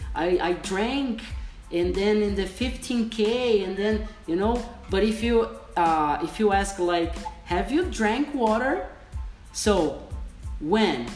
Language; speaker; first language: English; non-native, fluent; Portuguese